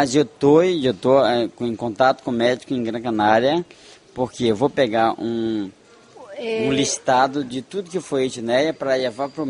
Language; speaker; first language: Spanish; non-native, fluent; Portuguese